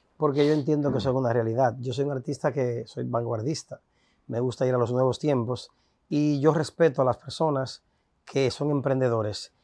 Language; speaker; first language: Spanish; native; Spanish